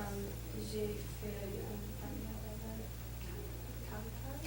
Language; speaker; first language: French; non-native, learner; English